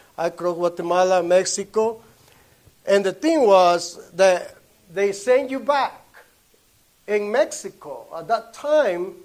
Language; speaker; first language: English; non-native, learner; Spanish